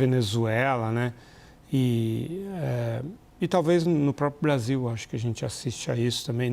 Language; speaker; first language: Portuguese; native; Portuguese